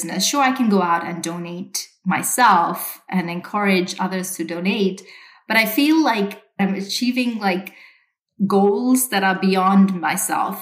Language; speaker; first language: English; non-native, local second language; Sinhala